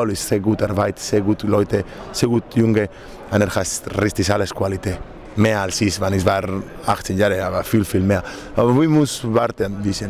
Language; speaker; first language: German; non-native, learner; Spanish